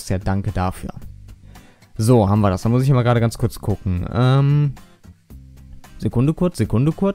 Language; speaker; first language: German; native; German